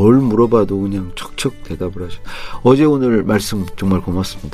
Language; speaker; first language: Korean; native; Korean